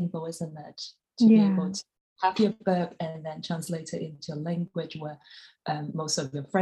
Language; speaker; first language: English; non-native, local second language; Cantonese